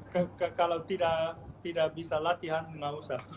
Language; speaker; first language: Indonesian; non-native, fluent; Dutch